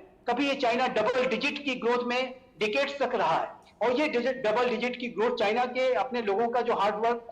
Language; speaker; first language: Hindi; native; Hindi